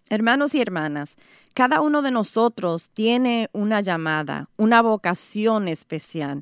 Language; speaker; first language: Spanish; native; Spanish